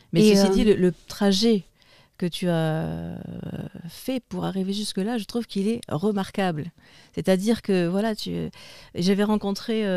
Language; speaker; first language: French; native; French